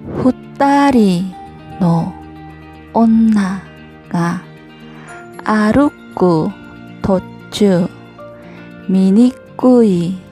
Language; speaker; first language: Korean; native; Korean